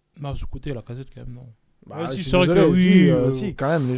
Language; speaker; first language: French; native; French